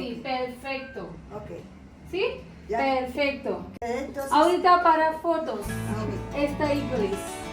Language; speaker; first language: Spanish; non-native, learner; Telugu